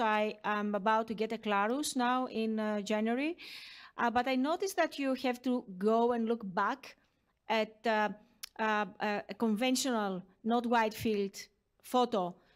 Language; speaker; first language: English; non-native, fluent; Greek